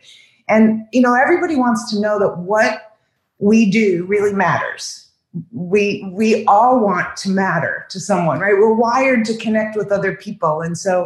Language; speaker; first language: English; native; English